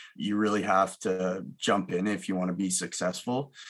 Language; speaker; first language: English; native; English